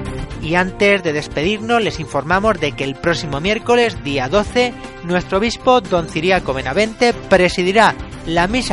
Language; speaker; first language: Spanish; native; Spanish